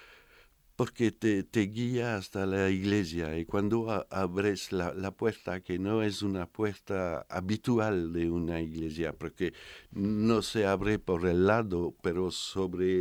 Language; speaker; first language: Spanish; non-native, fluent; French